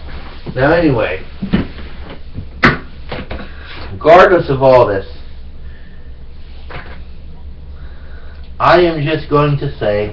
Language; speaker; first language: English; native; English